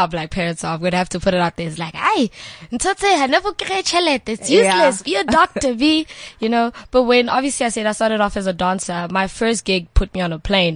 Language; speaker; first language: English; non-native, local second language; Northern Sotho